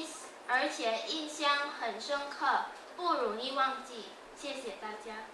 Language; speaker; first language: Chinese; non-native, learner; Thai